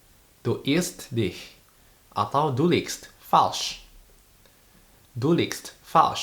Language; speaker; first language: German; non-native, fluent; Indonesian